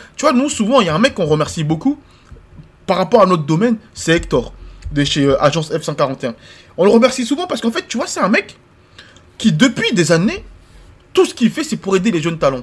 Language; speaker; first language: French; native; French